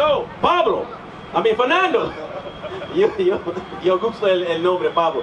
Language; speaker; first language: Spanish; non-native, learner; English